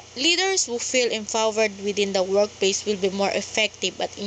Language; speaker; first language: English; non-native, local second language; Filipino